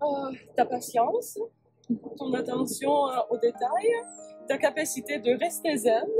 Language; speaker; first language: French; non-native, fluent; English